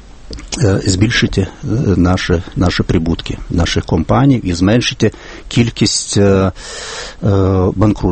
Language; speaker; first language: Ukrainian; non-native, fluent; Lithuanian